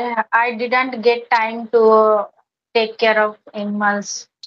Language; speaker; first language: English; non-native, learner; Hindi